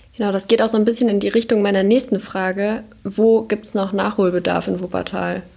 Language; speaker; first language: German; native; German